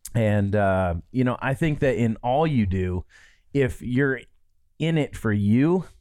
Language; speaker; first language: English; native; English